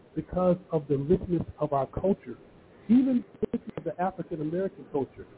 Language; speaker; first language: English; early bilingual, other home language; Yoruba